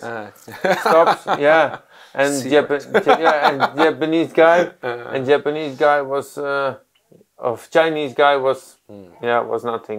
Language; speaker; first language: English; non-native, learner; Dutch